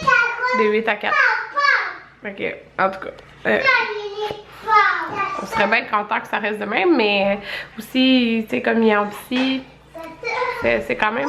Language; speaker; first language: French; native; French